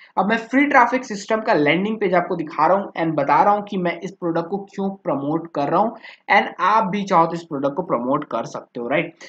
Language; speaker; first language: Hindi; native; Hindi